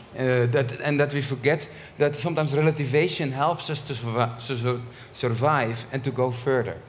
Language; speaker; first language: English; non-native, fluent; Dutch